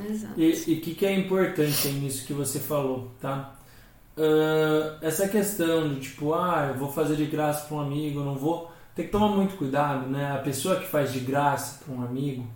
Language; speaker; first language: Portuguese; native; Portuguese